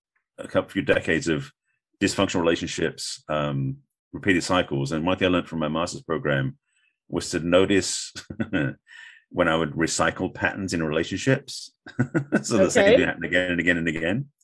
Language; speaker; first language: English; native; English